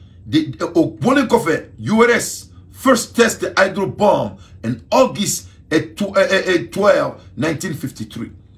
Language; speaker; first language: English; non-native, learner; Bambara